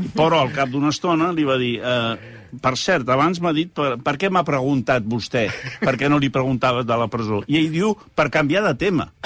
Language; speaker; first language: Catalan; early bilingual, heritage; Catalan